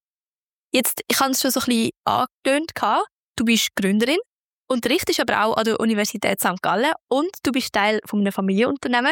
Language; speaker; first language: German; native; German